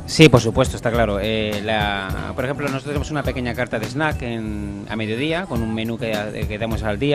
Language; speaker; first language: Spanish; native; Spanish